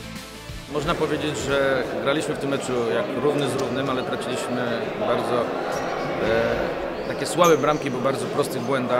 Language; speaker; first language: Polish; native; Polish